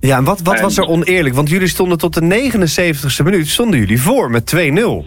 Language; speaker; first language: Dutch; native; Dutch